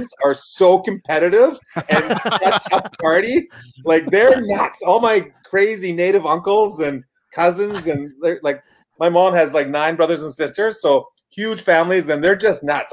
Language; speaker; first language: English; native; English